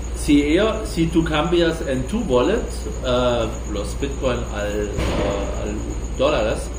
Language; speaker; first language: Spanish; non-native, learner; German